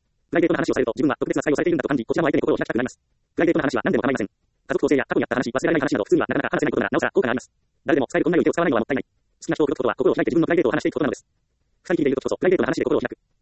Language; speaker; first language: Japanese; native; Japanese